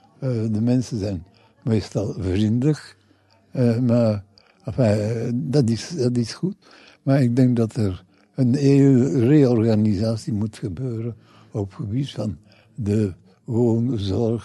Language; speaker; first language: Dutch; non-native, fluent; English